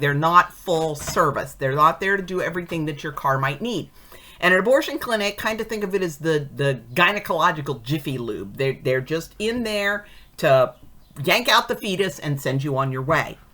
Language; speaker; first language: English; native; English